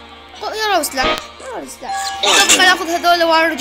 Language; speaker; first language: Arabic; native; Arabic